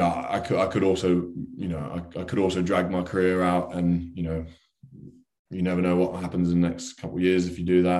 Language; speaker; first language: English; native; English